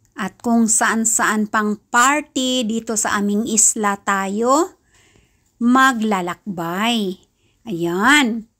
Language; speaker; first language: Filipino; non-native, local second language; Kinaray-a